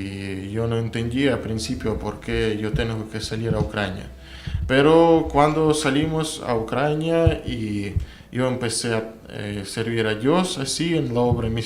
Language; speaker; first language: Spanish; non-native, learner; Russian